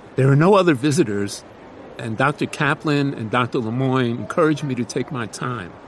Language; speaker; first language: English; native; English